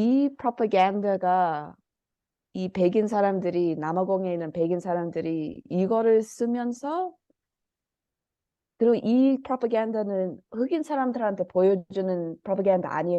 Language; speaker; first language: Korean; early bilingual, heritage; Korean